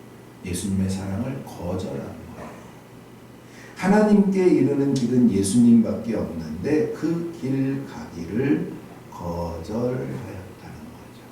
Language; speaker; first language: Korean; native; Korean